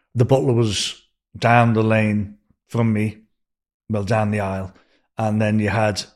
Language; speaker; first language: English; native; English